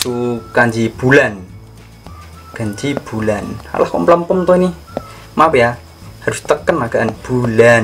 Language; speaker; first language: Indonesian; native; Indonesian